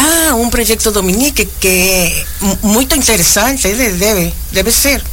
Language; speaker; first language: Portuguese; non-native, learner; Spanish